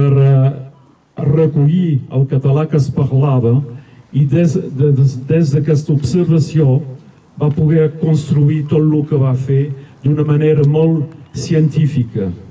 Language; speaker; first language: Catalan; non-native, local second language; French